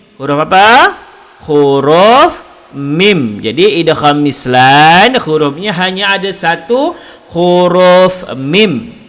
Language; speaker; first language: Malay; native; Malay